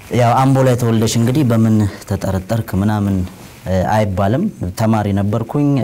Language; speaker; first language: Amharic; non-native, local second language; Oromo